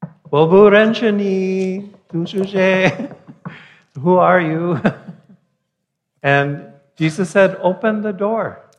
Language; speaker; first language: English; native; English